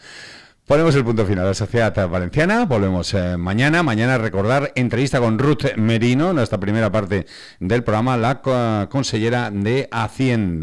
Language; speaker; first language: Spanish; native; Spanish